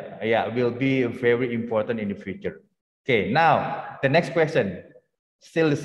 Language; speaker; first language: English; non-native, fluent; Indonesian